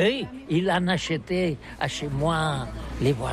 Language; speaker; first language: French; non-native, learner; Catalan